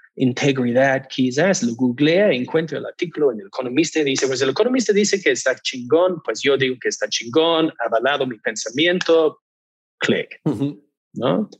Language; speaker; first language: Spanish; non-native, fluent; English